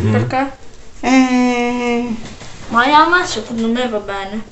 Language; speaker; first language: Italian; early bilingual, other home language; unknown